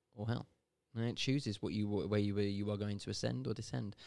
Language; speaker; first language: English; native; English